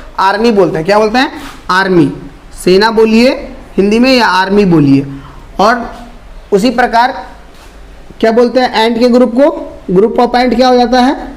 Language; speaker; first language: Hindi; native; Hindi